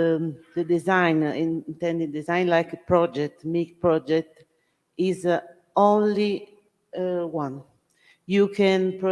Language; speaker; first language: English; non-native, learner; Italian